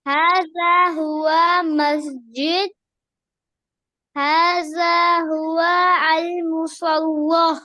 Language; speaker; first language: Arabic; non-native, learner; Urdu